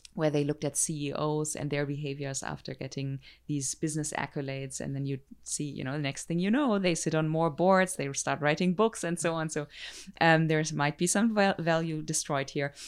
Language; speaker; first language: English; non-native, fluent; German